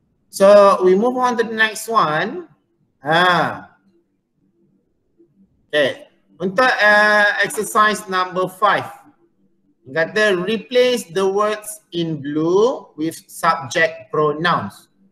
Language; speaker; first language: English; non-native, local second language; Malay